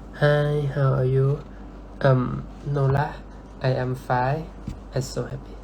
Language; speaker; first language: English; non-native, learner; Thai